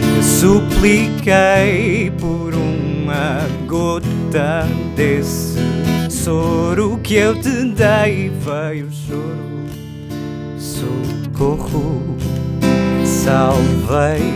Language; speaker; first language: Portuguese; native; Portuguese